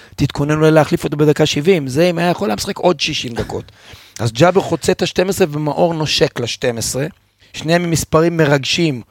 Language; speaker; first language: Hebrew; native; Hebrew